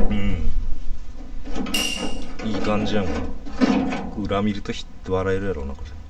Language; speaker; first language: Japanese; native; Japanese